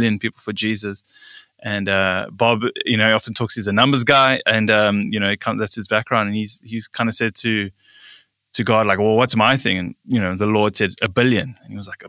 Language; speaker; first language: English; native; English